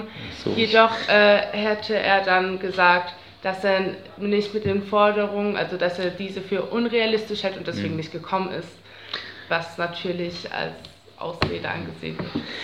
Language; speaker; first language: German; native; German